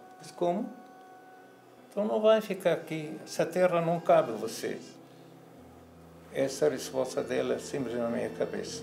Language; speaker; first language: Portuguese; non-native, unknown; Arabic